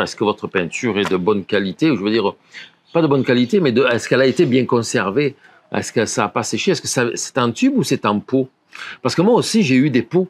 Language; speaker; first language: French; native; French